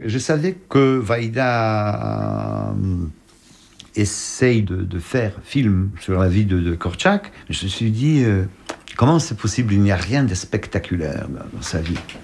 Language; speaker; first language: French; non-native, fluent; Polish